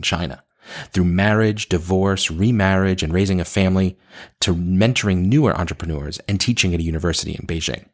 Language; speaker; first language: English; native; English